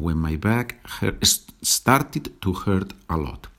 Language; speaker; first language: English; non-native, fluent; Spanish